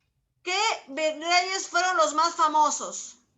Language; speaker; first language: Spanish; native; Spanish